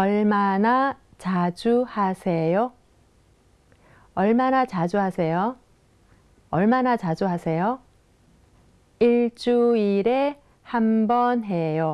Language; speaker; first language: Korean; non-native, fluent; Thai